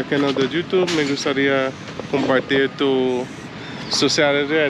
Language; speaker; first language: Spanish; non-native, learner; English